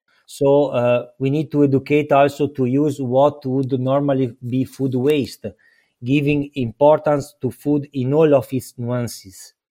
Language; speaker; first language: English; non-native, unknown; Italian